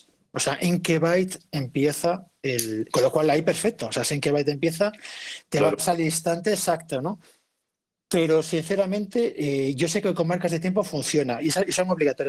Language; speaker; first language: Spanish; native; Spanish